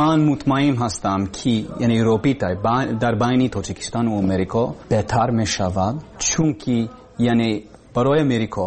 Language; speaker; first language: Persian; non-native, learner; English